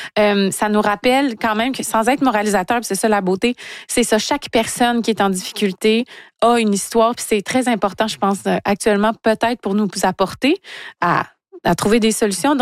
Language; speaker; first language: French; native; French